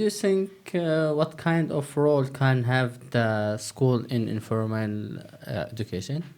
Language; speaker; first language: English; non-native, learner; Turkish